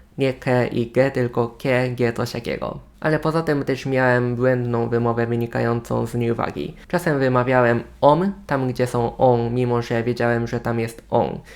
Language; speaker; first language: Polish; non-native, fluent; Japanese